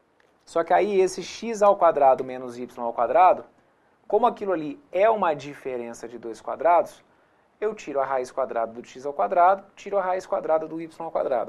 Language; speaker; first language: Portuguese; native; Portuguese